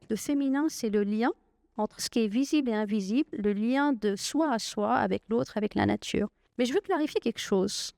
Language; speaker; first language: French; non-native, local second language; Arabic